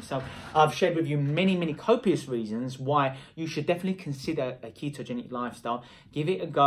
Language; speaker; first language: English; native; English